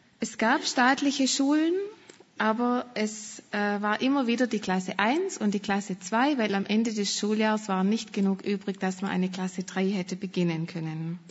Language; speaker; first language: German; native; German